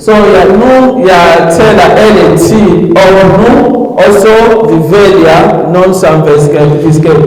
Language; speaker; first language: Danish; early bilingual, other home language; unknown